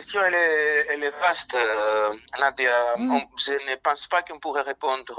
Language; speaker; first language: French; non-native, fluent; Greek